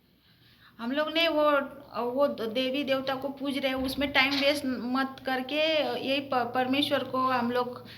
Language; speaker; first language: Hindi; early bilingual, heritage; Hindi